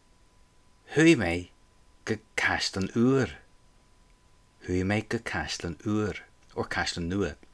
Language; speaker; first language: Irish; non-native, local second language; English